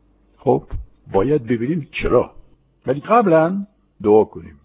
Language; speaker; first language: Persian; non-native, fluent; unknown